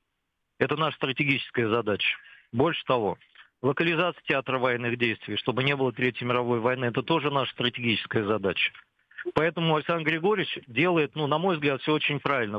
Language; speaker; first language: Russian; native; Russian